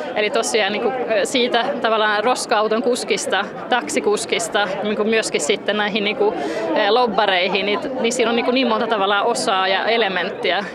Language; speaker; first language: Finnish; early bilingual, heritage; Finnish